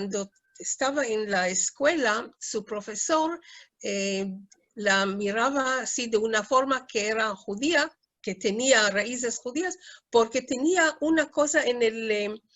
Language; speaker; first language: Spanish; early bilingual, heritage; Spanish